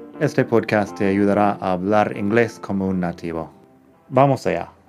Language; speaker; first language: Spanish; non-native, fluent; English